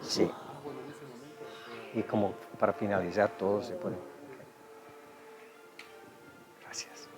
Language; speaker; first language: Spanish; non-native, fluent; English